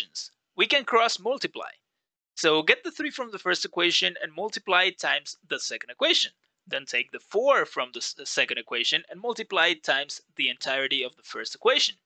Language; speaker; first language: English; non-native, fluent; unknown